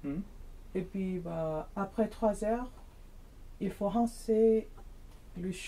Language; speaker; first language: French; non-native, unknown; Korean